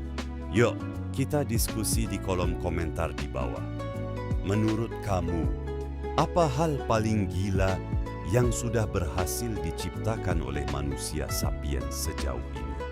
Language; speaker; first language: Indonesian; native; Indonesian